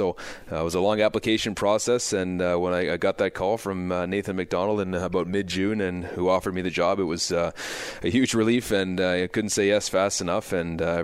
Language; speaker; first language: English; native; English